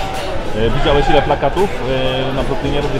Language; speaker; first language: Polish; native; Polish